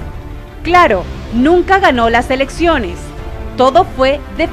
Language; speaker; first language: Spanish; native; Spanish